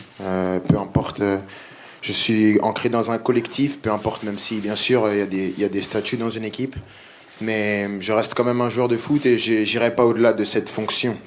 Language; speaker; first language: French; native; French